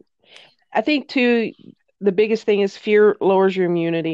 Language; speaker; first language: English; native; English